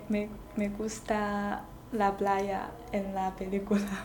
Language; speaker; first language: Spanish; non-native, learner; Chinese